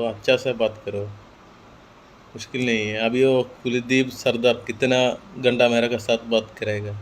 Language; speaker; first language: Hindi; non-native, local second language; Malayalam